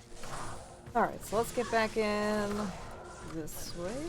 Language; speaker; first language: English; native; English